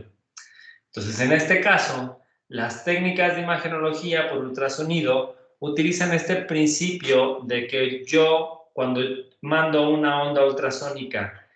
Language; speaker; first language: Spanish; native; Spanish